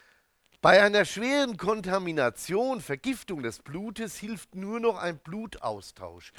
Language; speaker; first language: German; native; German